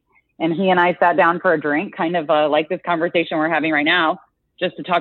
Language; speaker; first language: English; native; English